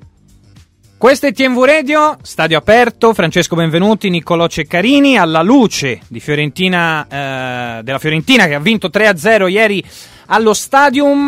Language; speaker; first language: Italian; native; Italian